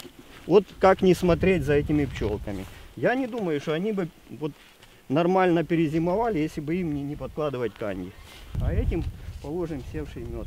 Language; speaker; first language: Russian; native; Russian